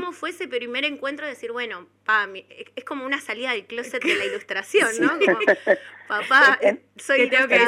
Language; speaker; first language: Spanish; native; Spanish